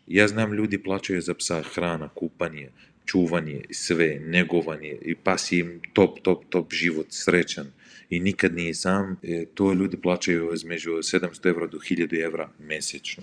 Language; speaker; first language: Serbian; non-native, learner; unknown